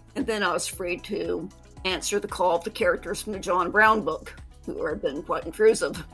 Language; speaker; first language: English; native; English